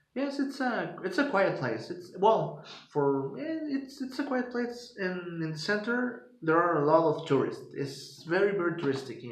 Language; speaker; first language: English; non-native, fluent; Spanish